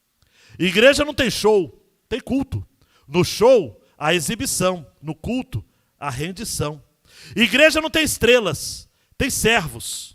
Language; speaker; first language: Portuguese; native; Portuguese